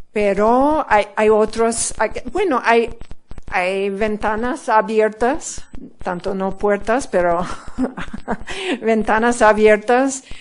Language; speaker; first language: Spanish; non-native, fluent; English